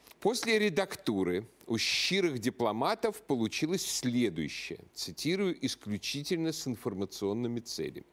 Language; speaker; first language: Russian; native; Russian